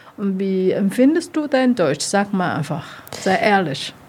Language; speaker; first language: German; non-native, learner; Chinese